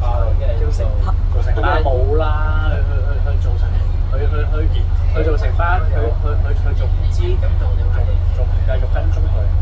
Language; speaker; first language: Cantonese; native; Cantonese